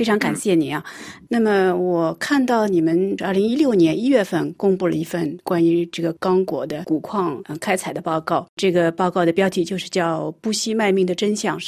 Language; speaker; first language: Chinese; native; Chinese